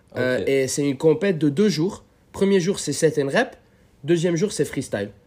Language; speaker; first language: French; non-native, local second language; Arabic